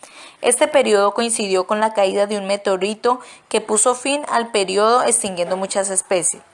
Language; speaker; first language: Spanish; native; Spanish